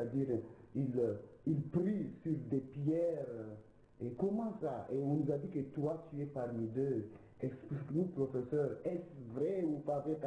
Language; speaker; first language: French; non-native, local second language; Ngazidja Comorian